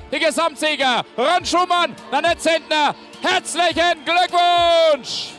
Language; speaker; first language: German; native; German